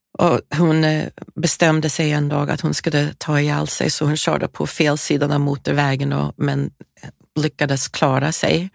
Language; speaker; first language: Swedish; non-native, fluent; English